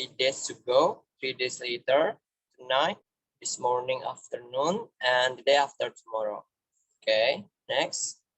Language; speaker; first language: English; non-native, fluent; Indonesian